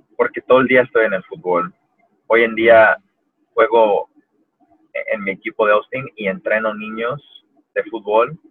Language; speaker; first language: Spanish; early bilingual, heritage; Spanish